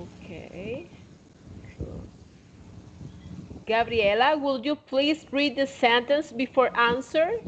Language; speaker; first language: English; non-native, fluent; Spanish